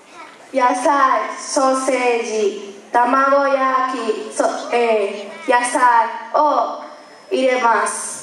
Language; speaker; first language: Japanese; non-native, learner; Spanish